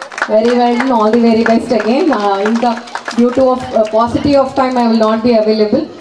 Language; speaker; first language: English; non-native, local second language; Telugu